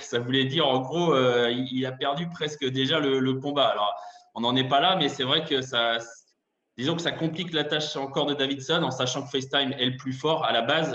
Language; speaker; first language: French; native; French